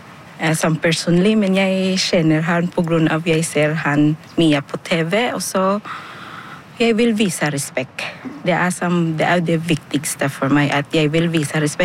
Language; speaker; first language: Norwegian; non-native, learner; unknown